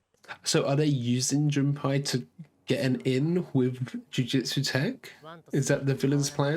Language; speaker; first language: English; native; English